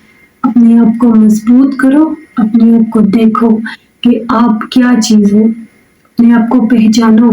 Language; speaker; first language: Urdu; native; Urdu